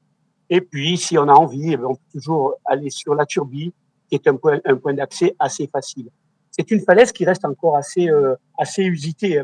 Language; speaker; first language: French; native; French